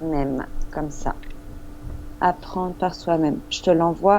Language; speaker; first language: French; non-native, fluent; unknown